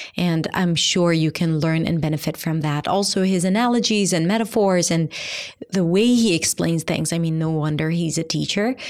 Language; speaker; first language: English; non-native, fluent; Hebrew